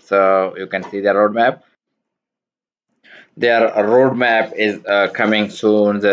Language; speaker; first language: English; non-native, learner; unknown